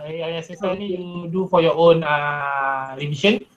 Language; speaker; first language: English; non-native, local second language; Malay